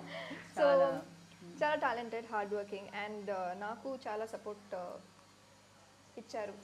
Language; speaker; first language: Telugu; non-native, learner; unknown